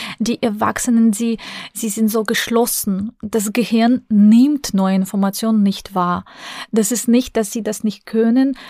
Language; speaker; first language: German; non-native, fluent; Russian